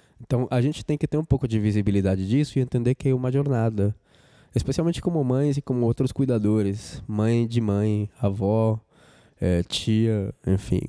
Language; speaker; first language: Portuguese; non-native, fluent; Spanish